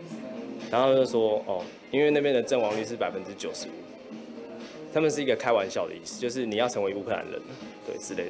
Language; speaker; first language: Chinese; native; Chinese